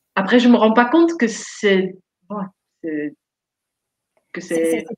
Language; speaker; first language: French; non-native, fluent; Dutch